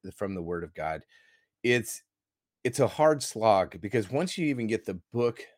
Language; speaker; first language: English; native; English